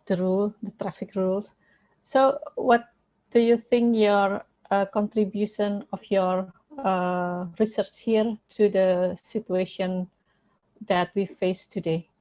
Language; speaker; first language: English; non-native, learner; Indonesian